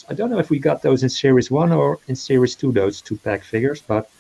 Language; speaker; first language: English; non-native, fluent; Dutch